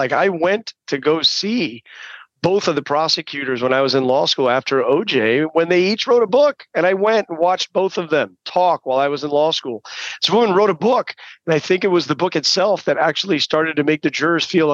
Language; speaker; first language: English; native; English